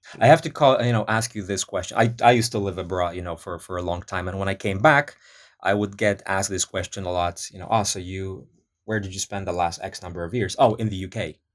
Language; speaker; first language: English; non-native, fluent; Polish